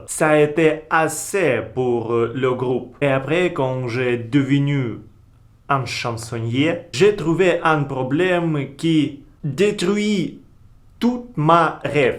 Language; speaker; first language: French; non-native, learner; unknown